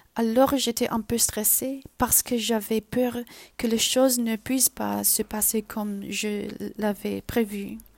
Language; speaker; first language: French; non-native, learner; Chinese